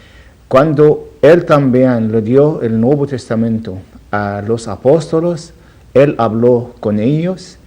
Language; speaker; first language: Spanish; non-native, learner; Arabic